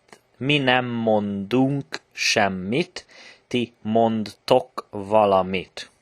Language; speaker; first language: Hungarian; non-native, learner; English